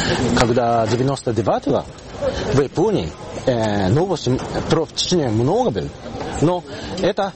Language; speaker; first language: Russian; non-native, learner; Japanese